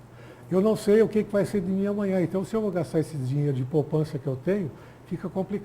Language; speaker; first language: Portuguese; native; Portuguese